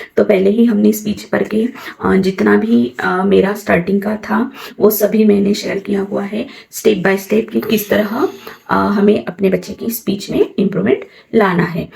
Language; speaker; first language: Hindi; non-native, local second language; Marathi